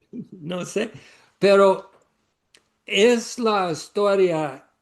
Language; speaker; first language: Spanish; non-native, learner; English